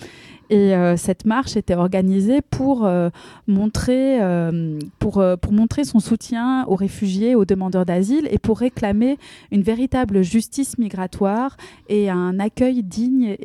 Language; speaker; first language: French; native; French